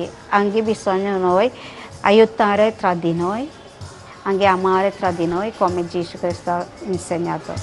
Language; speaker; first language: Italian; non-native, learner; Malayalam